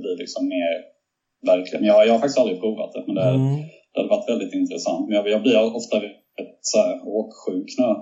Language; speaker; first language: Swedish; native; Swedish